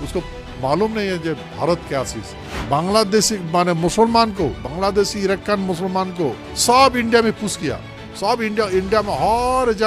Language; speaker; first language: Hindi; non-native, local second language; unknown